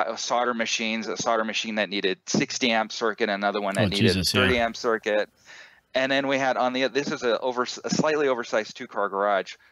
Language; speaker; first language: English; native; English